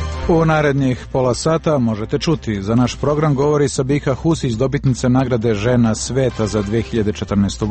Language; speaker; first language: Croatian; native; Croatian